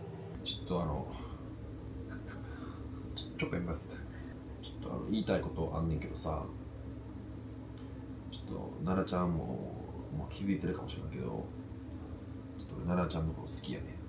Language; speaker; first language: Japanese; non-native, learner; Korean